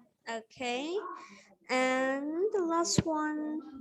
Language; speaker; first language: English; non-native, fluent; Vietnamese